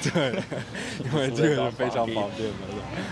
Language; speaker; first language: Chinese; non-native, fluent; English